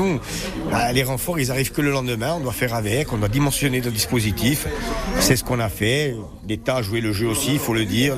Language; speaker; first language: French; native; French